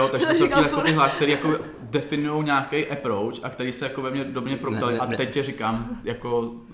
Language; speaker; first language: Czech; native; Czech